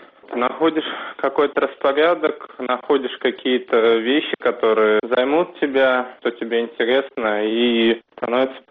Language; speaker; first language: Russian; native; Russian